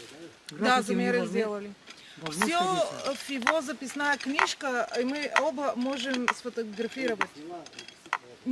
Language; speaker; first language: Russian; non-native, learner; Bulgarian